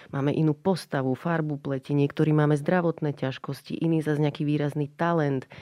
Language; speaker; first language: Slovak; native; Slovak